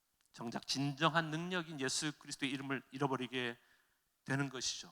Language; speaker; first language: Korean; native; Korean